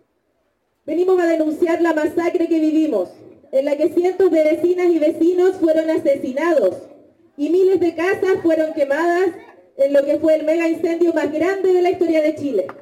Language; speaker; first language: Spanish; native; Spanish